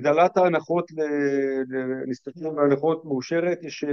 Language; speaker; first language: Hebrew; native; Hebrew